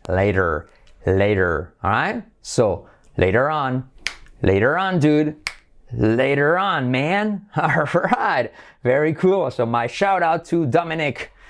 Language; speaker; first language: English; non-native, fluent; Spanish